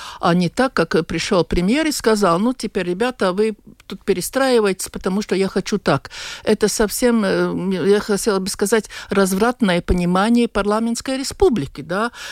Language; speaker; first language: Russian; non-native, local second language; Latvian